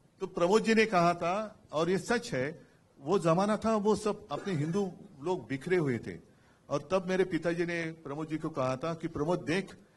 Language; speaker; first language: Hindi; non-native, local second language; Marathi